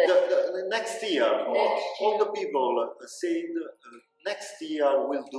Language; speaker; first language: English; non-native, local second language; Italian